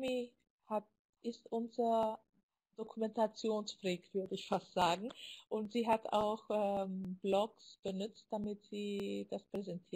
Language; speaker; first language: German; non-native, fluent; Greek